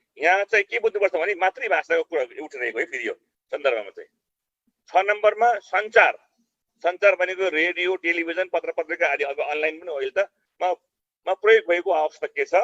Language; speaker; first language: Nepali; non-native, local second language; Eastern Tamang